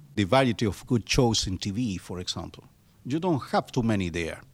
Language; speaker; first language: English; non-native, fluent; Spanish